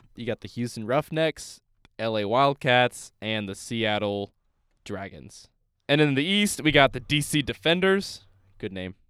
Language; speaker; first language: English; native; English